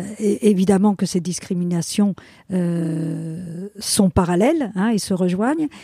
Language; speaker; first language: French; non-native, fluent; Spanish